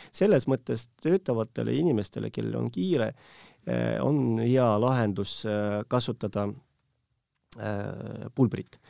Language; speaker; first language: Estonian; non-native, local second language; Russian